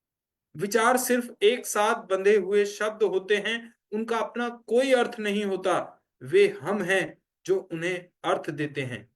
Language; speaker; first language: Hindi; native; Hindi